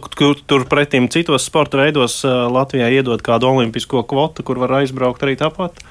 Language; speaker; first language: Latvian; native; Latvian